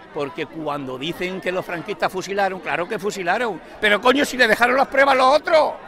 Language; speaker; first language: Spanish; native; Spanish